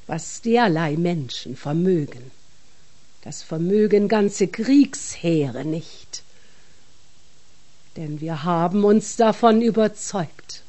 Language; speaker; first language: German; native; German